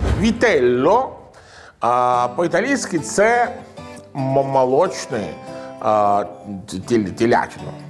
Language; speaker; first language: Ukrainian; non-native, learner; Italian